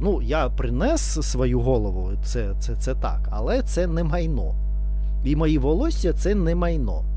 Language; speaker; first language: Ukrainian; non-native, learner; Russian